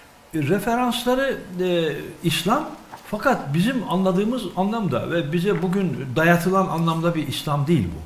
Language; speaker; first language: Turkish; native; Turkish